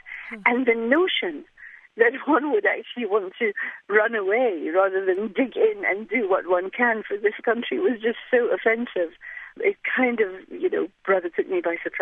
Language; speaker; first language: English; non-native, fluent; Arabic